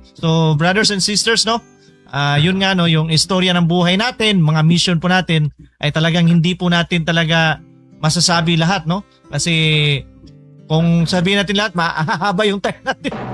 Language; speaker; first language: Filipino; non-native, local second language; Cebuano